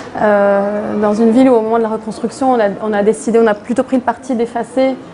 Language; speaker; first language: French; non-native, local second language; Arabic